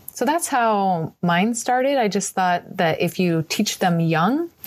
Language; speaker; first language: English; native; English